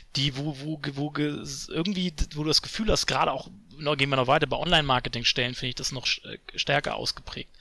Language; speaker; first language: German; native; German